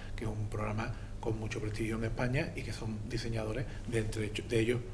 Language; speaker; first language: Spanish; native; Spanish